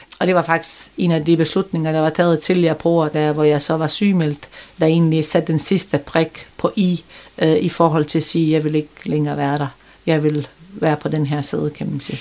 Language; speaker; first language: Danish; non-native, fluent; Bosnian